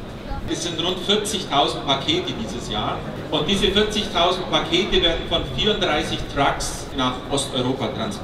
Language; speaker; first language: German; native; German